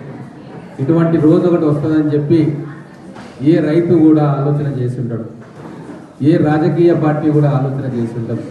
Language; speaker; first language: Telugu; native; Telugu